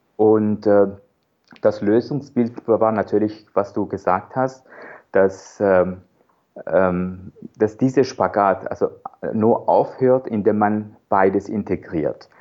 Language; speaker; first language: German; non-native, fluent; Persian